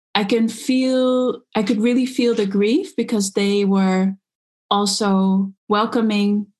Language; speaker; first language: English; early bilingual, other home language; Dutch